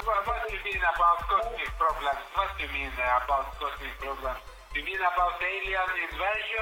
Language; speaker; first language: English; non-native, learner; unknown